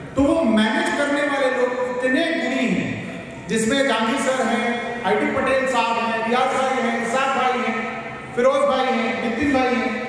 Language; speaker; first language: Hindi; non-native, local second language; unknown